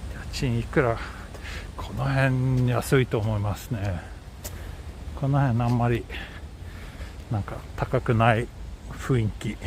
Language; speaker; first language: Japanese; non-native, fluent; Swedish